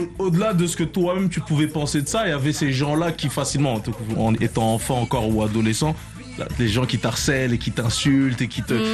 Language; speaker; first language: French; native; French